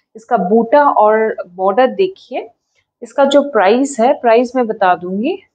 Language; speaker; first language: Hindi; non-native, local second language; Bangla